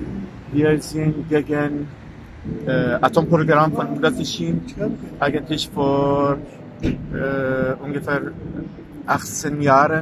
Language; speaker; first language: German; non-native, fluent; Persian